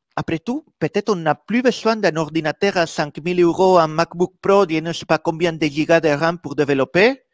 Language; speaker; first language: French; non-native, fluent; Spanish